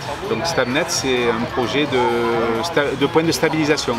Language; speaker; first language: French; native; French